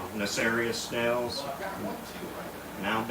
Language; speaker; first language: English; native; English